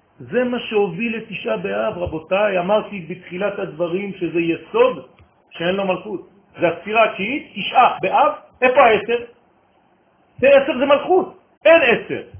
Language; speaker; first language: Hebrew; non-native, fluent; French